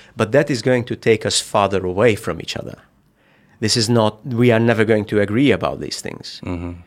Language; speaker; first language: English; non-native, fluent; Hungarian